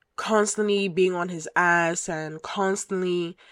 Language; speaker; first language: English; native; English